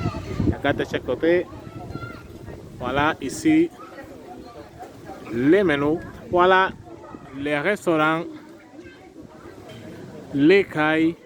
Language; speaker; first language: French; non-native, fluent; Spanish